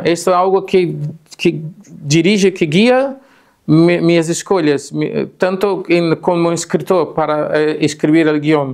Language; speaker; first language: Spanish; non-native, fluent; Portuguese